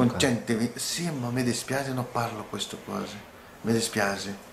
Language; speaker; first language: Italian; non-native, learner; Portuguese